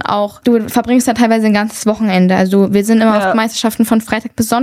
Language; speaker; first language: German; native; German